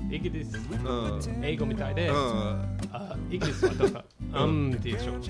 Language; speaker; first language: Japanese; non-native, fluent; English